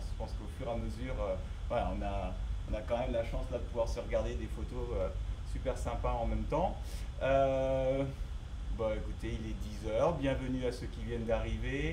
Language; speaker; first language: French; native; French